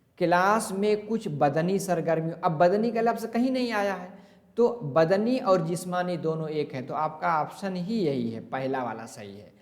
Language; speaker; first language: Urdu; native; Urdu